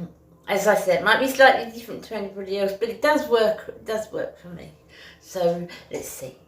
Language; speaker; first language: English; native; English